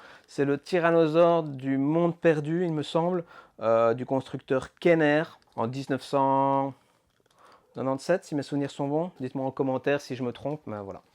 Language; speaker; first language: French; native; French